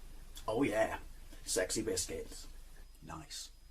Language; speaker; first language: English; native; English